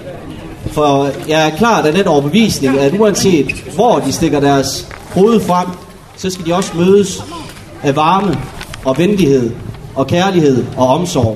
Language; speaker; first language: Danish; native; Danish